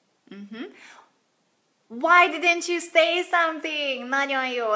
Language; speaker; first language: English; non-native, fluent; Hungarian